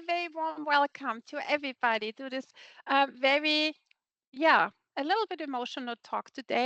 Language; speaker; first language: English; non-native, fluent; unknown